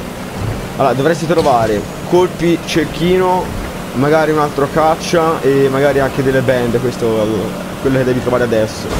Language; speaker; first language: Italian; native; Italian